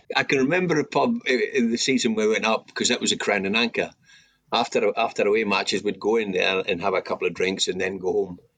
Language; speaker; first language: English; native; English